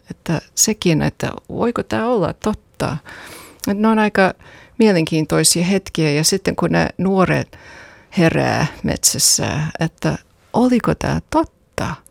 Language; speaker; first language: Finnish; non-native, fluent; English